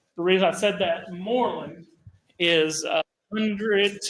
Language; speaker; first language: English; native; English